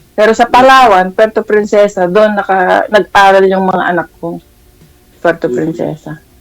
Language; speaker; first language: Filipino; non-native, local second language; Iloko